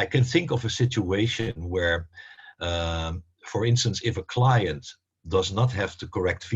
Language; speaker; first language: English; non-native, fluent; Dutch